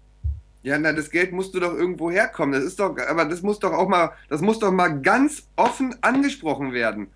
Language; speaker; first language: German; native; German